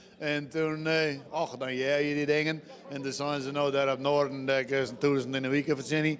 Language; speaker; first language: Dutch; non-native, local second language; Western Frisian